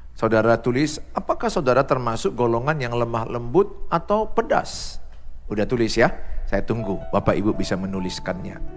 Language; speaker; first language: Indonesian; native; Indonesian